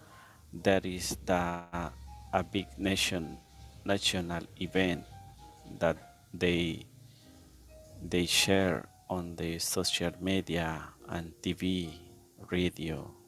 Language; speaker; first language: English; non-native, learner; Spanish